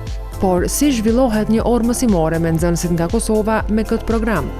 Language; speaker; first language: Albanian; native; Albanian